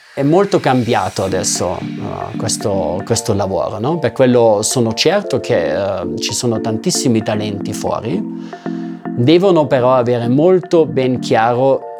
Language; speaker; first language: Italian; non-native, fluent; German